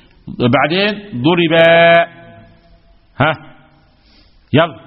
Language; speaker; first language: Arabic; native; Arabic